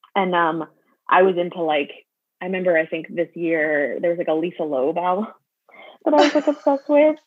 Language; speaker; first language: English; native; English